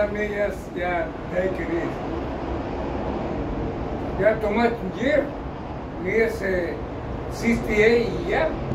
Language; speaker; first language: English; non-native, learner; Spanish